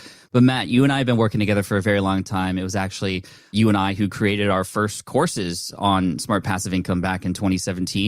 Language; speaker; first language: English; native; English